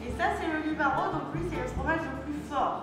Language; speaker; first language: French; native; French